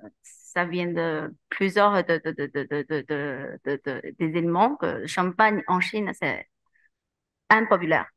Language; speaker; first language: French; non-native, learner; Chinese